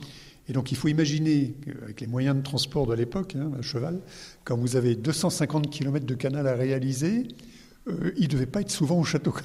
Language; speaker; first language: French; native; French